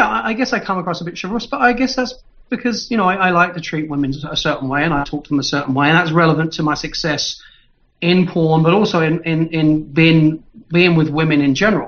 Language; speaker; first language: English; native; English